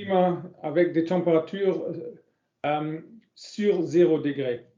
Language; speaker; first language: French; non-native, learner; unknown